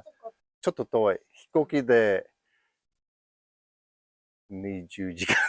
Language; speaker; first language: Japanese; non-native, learner; English